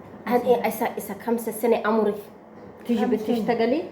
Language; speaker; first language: Arabic; non-native, learner; Oromo